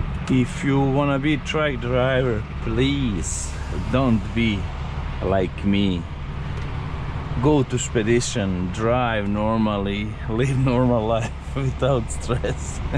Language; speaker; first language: English; non-native, learner; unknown